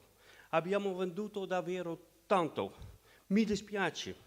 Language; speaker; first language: Italian; non-native, fluent; Dutch